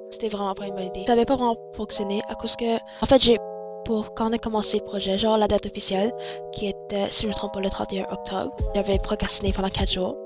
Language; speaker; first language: French; early bilingual, other home language; Chinese